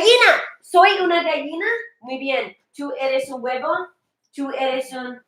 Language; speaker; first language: Spanish; non-native, fluent; English